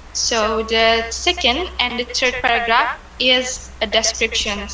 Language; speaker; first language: English; non-native, learner; Indonesian